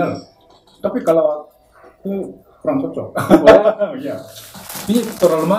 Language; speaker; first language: Indonesian; non-native, learner; Korean